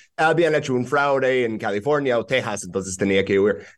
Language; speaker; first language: Spanish; non-native, fluent; English